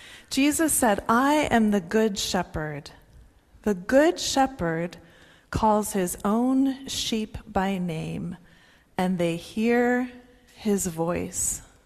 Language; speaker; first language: English; native; English